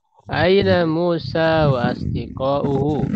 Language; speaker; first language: Arabic; non-native, fluent; Indonesian